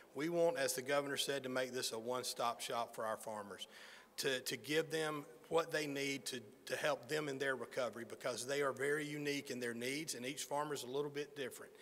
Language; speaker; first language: English; native; English